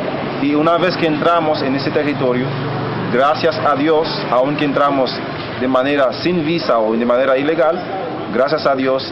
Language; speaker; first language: Spanish; non-native, fluent; Haitian Creole